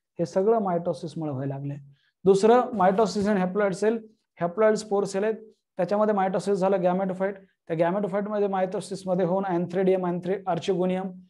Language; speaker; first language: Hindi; non-native, local second language; Marathi